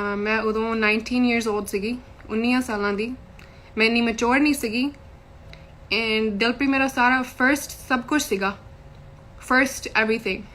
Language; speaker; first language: Punjabi; early bilingual, heritage; Punjabi